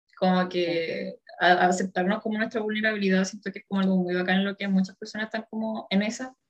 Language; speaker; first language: Spanish; native; Spanish